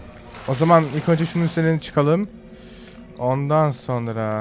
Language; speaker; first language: Turkish; early bilingual, heritage; Turkish